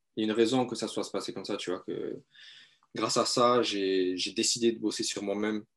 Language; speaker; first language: French; native; French